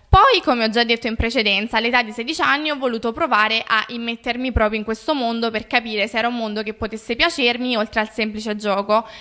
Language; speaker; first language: Italian; native; Italian